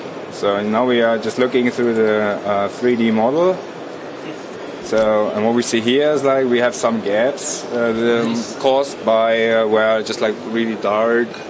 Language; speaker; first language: English; non-native, fluent; German